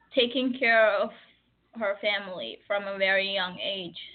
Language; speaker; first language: English; early bilingual, other home language; Arabic